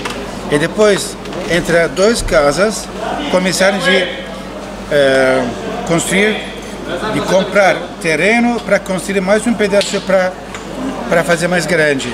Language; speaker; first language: Portuguese; non-native, learner; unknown